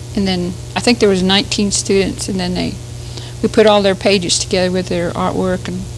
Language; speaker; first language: English; early bilingual, other home language; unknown